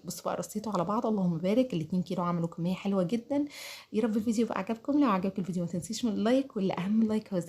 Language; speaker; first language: Arabic; native; Arabic